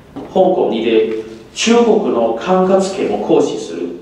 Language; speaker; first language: Japanese; non-native, fluent; Cantonese